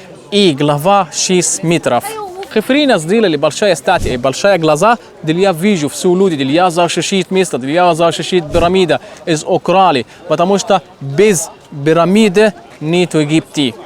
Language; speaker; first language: Russian; non-native, learner; Arabic